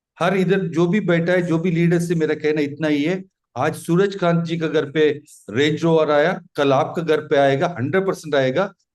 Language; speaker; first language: Hindi; non-native, local second language; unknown